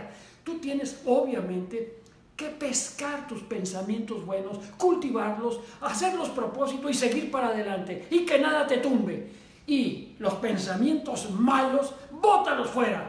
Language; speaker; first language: Spanish; native; Spanish